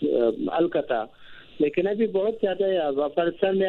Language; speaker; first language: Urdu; non-native, fluent; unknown